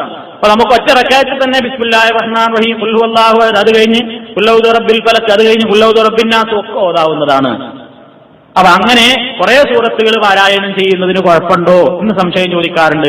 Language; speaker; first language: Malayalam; native; Malayalam